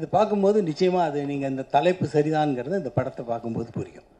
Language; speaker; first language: Tamil; native; Tamil